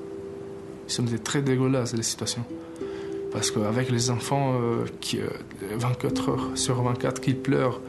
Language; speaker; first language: French; early bilingual, other home language; Albanian